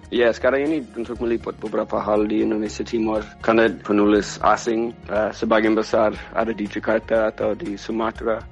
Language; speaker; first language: Indonesian; non-native, fluent; English